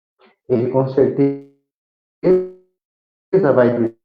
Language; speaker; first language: Portuguese; native; Portuguese